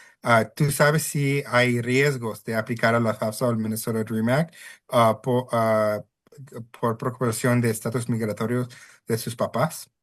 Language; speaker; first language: Spanish; early bilingual, heritage; Spanish